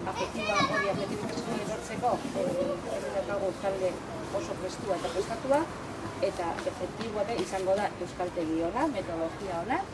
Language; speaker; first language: Basque; native; Basque